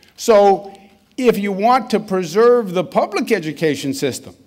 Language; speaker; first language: English; native; English